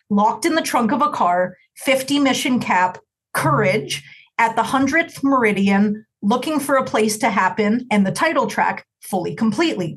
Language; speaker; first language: English; native; English